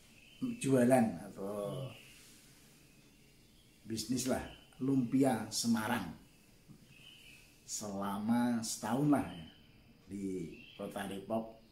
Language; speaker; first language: Indonesian; non-native, local second language; Javanese